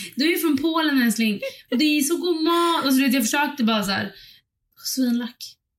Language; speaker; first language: Swedish; early bilingual, other home language; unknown